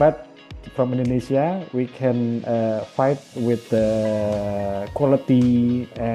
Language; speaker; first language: English; non-native, learner; Indonesian